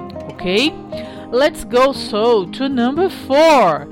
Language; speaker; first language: English; non-native, fluent; Portuguese